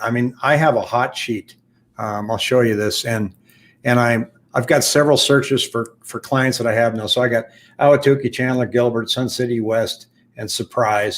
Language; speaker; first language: English; native; English